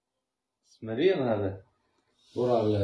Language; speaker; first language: German; non-native, learner; Central Kurdish